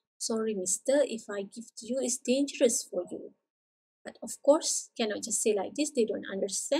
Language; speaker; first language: English; non-native, local second language; Malay